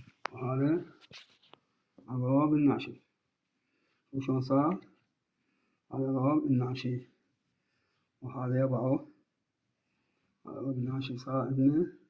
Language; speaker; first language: Arabic; native; Arabic